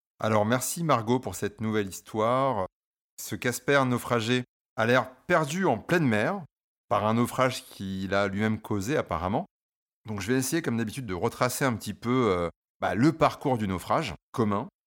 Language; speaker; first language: French; native; French